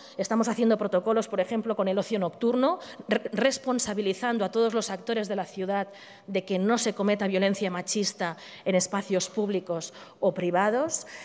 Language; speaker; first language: Spanish; native; Spanish